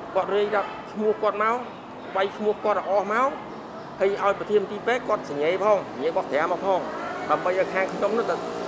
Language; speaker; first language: Khmer; native; Khmer